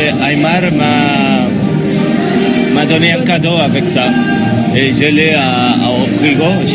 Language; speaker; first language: French; non-native, learner; Spanish